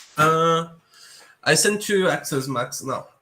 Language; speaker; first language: English; non-native, learner; Portuguese